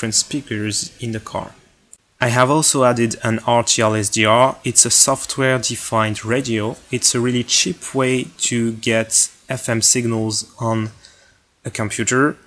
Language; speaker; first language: English; non-native, fluent; French